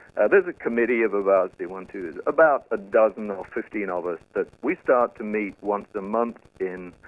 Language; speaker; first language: English; native; English